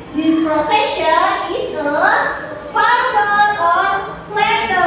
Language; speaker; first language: English; non-native, learner; Indonesian